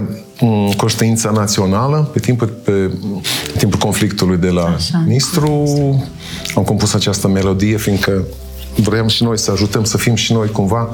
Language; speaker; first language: Romanian; native; Romanian